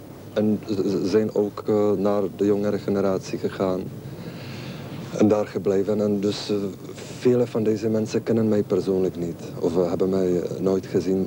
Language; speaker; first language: Dutch; non-native, fluent; Czech